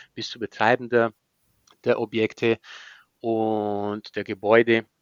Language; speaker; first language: German; non-native, fluent; Portuguese